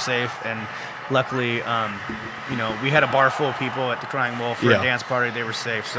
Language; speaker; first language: English; native; English